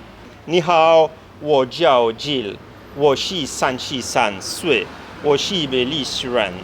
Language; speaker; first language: Chinese; non-native, learner; French